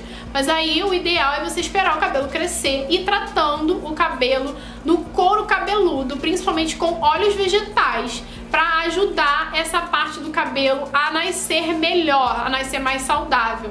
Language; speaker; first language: Portuguese; native; Portuguese